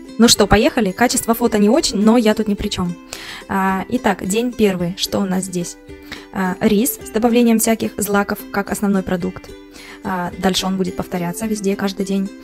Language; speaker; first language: Russian; native; Russian